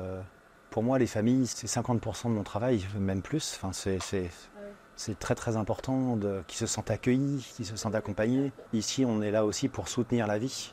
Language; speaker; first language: French; native; French